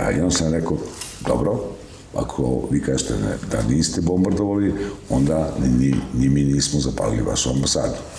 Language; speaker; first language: Serbian; native; Serbian